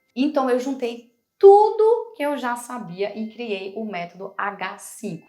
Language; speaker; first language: Portuguese; non-native, fluent; German